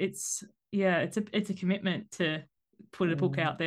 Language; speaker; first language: English; native; English